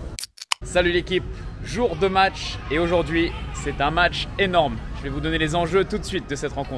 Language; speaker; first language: French; native; French